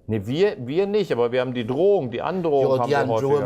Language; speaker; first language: German; native; German